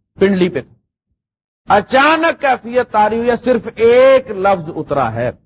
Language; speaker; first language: Urdu; non-native, local second language; Punjabi